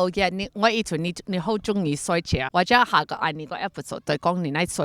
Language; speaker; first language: Cantonese; early bilingual, heritage; Cantonese